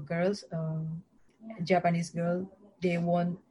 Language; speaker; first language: English; non-native, learner; Indonesian